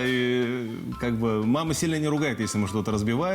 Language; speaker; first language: Russian; native; Russian